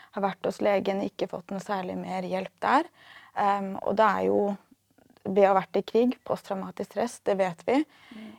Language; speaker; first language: Norwegian; native; Norwegian